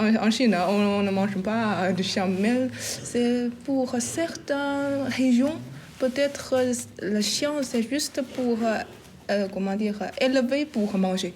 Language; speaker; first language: French; non-native, learner; Chinese